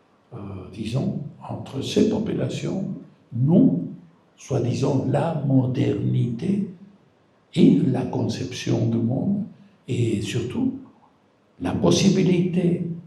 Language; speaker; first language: French; non-native, fluent; Spanish